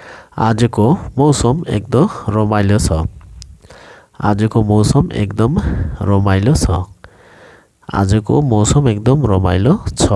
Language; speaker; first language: Nepali; non-native, local second language; Bangla